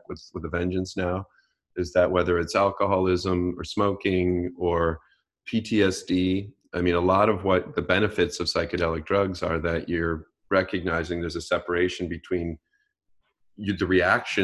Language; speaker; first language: English; native; English